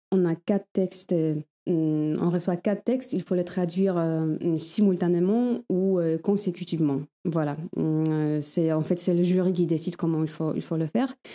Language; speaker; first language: French; non-native, fluent; Polish